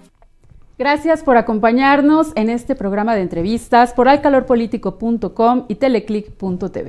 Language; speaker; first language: Spanish; native; Spanish